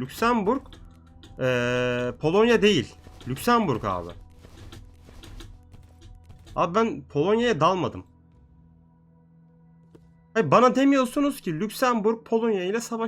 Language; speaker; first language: Turkish; native; Turkish